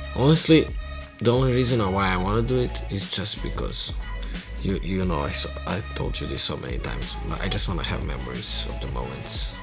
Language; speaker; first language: English; non-native, fluent; Serbian